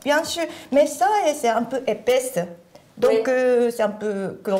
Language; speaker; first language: French; non-native, learner; Japanese